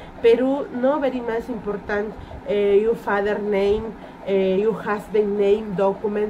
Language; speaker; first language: English; non-native, learner; Spanish